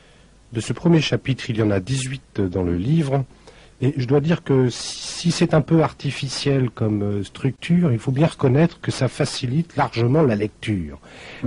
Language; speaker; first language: French; native; French